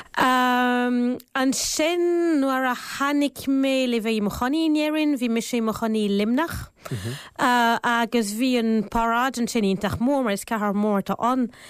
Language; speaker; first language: Irish; non-native, fluent; French